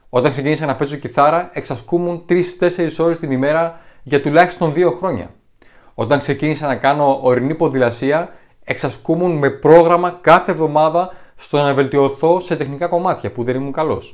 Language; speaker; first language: Greek; native; Greek